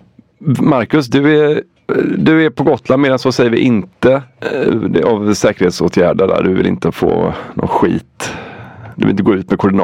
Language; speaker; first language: Swedish; native; Swedish